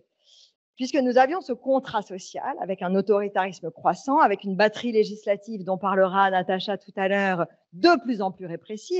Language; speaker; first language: French; native; French